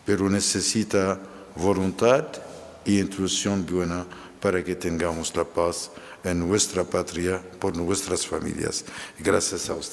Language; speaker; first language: Spanish; non-native, fluent; Arabic